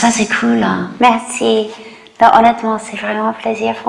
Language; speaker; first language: French; non-native, learner; English